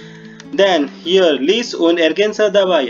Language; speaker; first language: German; non-native, fluent; Hindi